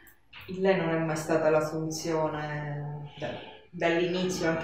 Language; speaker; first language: Italian; native; Italian